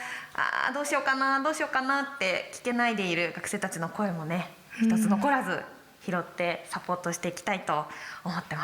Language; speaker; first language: Japanese; native; Japanese